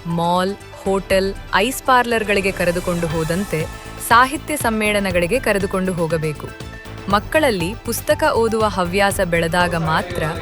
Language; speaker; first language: Kannada; native; Kannada